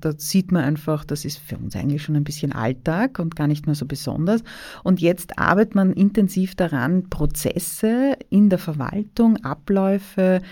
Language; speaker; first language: German; native; German